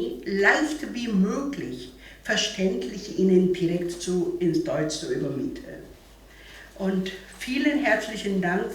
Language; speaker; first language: German; non-native, fluent; Korean